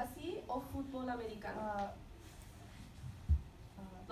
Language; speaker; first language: Spanish; non-native, fluent; English